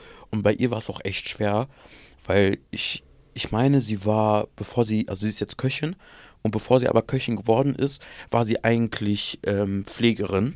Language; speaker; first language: German; early bilingual, other home language; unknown